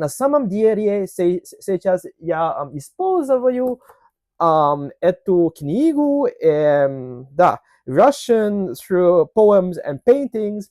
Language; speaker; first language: Russian; non-native, learner; Cantonese